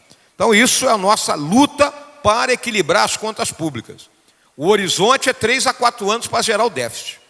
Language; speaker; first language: Portuguese; native; Portuguese